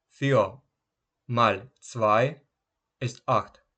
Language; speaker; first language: German; non-native, learner; Ukrainian